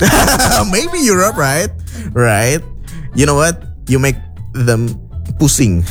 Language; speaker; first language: English; non-native, learner; Indonesian